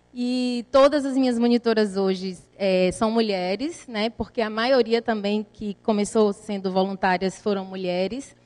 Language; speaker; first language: Portuguese; native; Portuguese